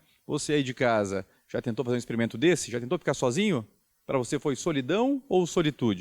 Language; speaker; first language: Portuguese; native; Portuguese